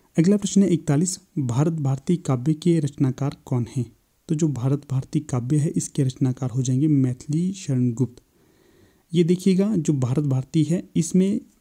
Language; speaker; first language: Hindi; native; Hindi